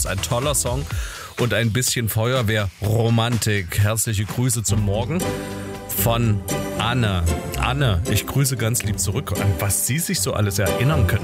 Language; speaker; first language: German; native; German